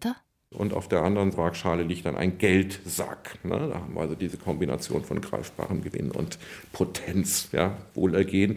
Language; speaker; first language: German; native; German